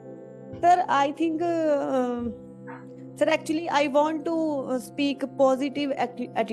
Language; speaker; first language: English; non-native, learner; Hindi